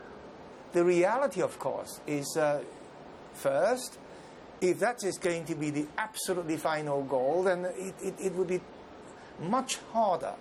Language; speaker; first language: English; non-native, local second language; Cantonese